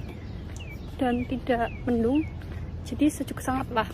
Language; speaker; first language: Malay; non-native, learner; Indonesian